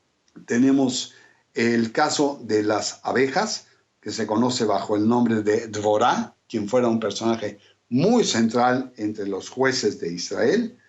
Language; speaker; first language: Spanish; native; Spanish